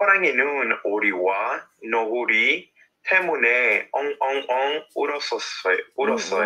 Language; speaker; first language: Korean; non-native, learner; English